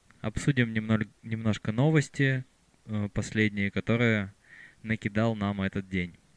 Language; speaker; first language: Russian; native; Russian